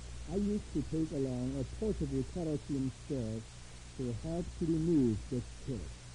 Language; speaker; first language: English; non-native, fluent; Korean